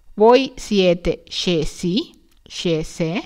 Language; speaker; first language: Italian; non-native, fluent; Sinhala